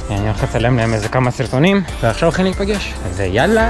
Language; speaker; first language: Hebrew; native; Hebrew